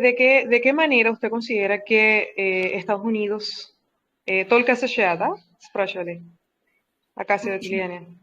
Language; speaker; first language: Russian; non-native, learner; Spanish